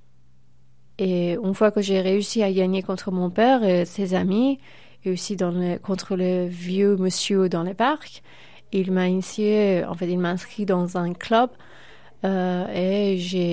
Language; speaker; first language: French; non-native, fluent; Persian